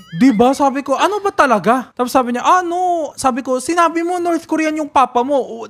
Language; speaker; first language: Filipino; non-native, fluent; Korean